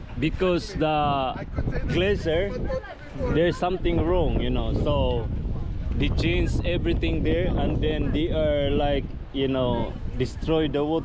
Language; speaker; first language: English; non-native, learner; Filipino